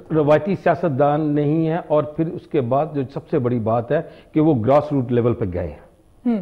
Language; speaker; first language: Urdu; native; Urdu